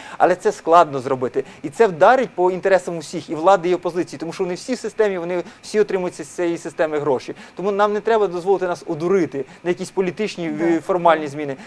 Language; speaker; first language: Ukrainian; non-native, local second language; Russian